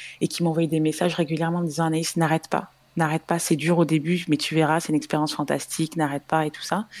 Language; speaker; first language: French; native; French